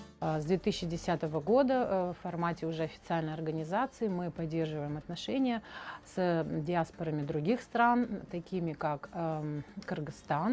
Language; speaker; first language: Russian; native; Russian